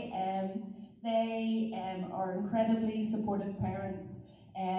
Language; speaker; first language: English; native; English